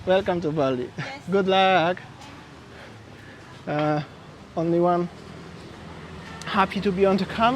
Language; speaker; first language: English; non-native, fluent; Polish